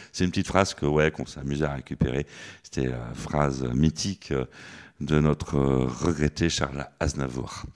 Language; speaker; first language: French; native; French